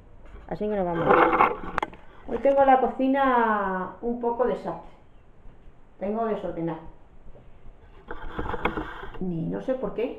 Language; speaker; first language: Spanish; native; Spanish